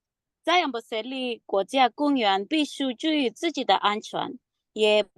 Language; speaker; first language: Chinese; non-native, learner; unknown